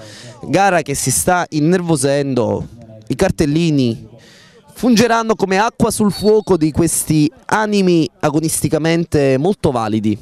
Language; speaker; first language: Italian; native; Italian